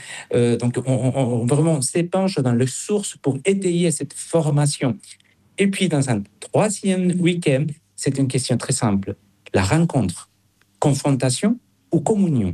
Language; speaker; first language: French; non-native, fluent; Spanish